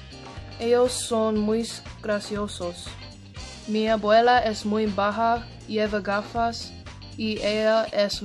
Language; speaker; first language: Spanish; non-native, learner; English